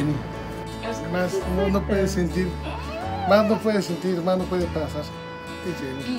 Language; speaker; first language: Spanish; native; Spanish